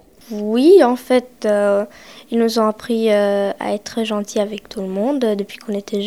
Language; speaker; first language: French; early bilingual, other home language; Romanian